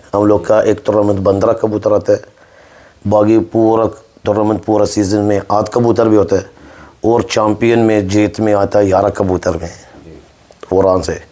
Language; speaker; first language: Hindi; non-native, learner; Arabic